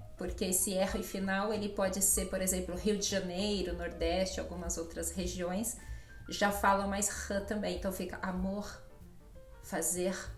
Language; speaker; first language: Portuguese; native; Portuguese